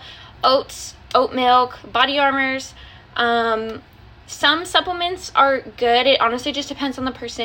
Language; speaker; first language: English; native; English